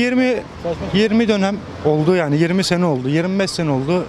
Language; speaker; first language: Turkish; native; Turkish